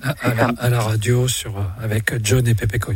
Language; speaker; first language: French; native; French